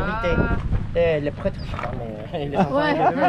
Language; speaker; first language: French; non-native, learner; Spanish